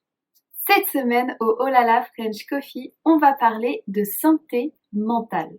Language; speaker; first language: French; native; French